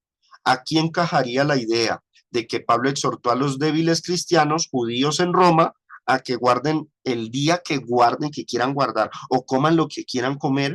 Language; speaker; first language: Spanish; native; Spanish